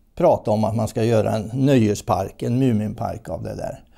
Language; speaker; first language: Swedish; native; Swedish